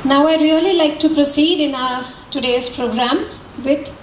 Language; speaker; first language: English; non-native, local second language; Marathi